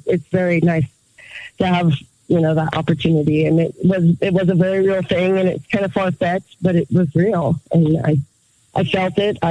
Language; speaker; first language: English; native; English